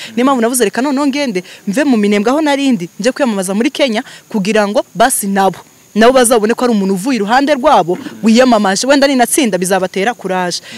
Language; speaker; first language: Kinyarwanda; native; Kinyarwanda